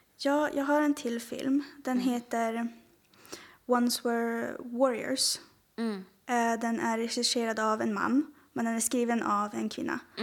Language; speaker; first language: Swedish; native; Swedish